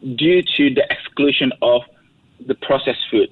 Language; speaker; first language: English; non-native, fluent; Indonesian